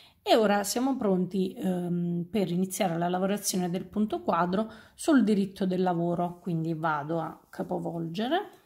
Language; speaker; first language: Italian; native; Italian